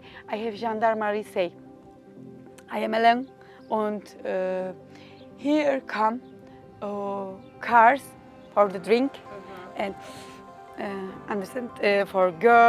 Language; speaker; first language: English; non-native, learner; Turkish